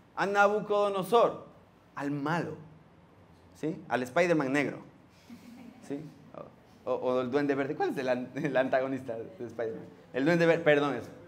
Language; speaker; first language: Spanish; native; Spanish